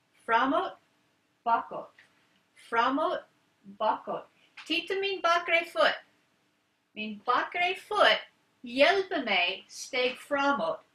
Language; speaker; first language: Swedish; non-native, learner; English